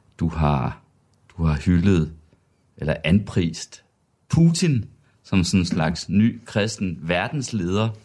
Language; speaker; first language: Danish; native; Danish